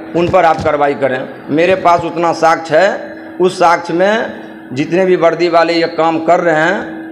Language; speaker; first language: Hindi; native; Hindi